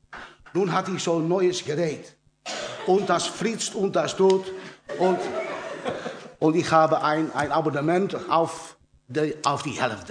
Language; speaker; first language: German; non-native, learner; Dutch